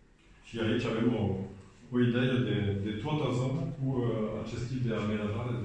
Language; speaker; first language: Romanian; non-native, learner; French